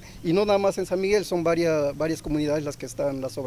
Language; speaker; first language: Spanish; native; Spanish